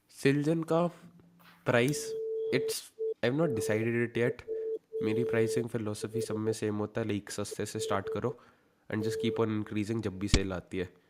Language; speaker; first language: Hindi; native; Hindi